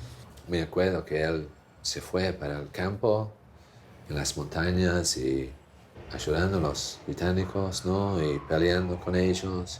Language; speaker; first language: Spanish; non-native, fluent; English